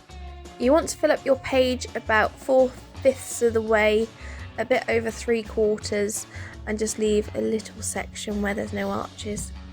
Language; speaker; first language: English; native; English